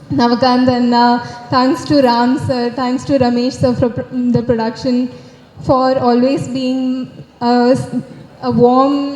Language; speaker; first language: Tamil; non-native, learner; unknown